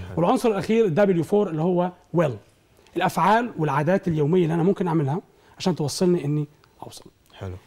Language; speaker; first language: Arabic; native; Arabic